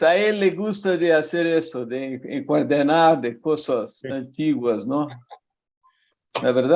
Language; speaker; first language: Spanish; non-native, fluent; Portuguese